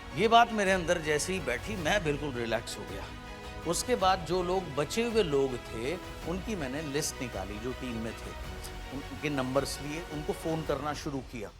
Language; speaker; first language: Hindi; native; Hindi